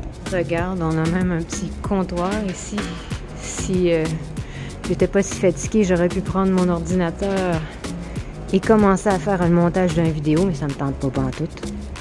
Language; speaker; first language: French; native; French